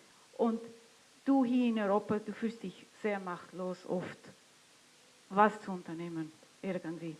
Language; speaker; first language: German; non-native, fluent; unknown